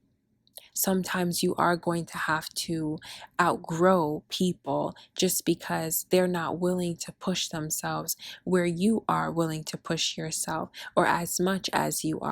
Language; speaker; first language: English; early bilingual, other home language; Spanish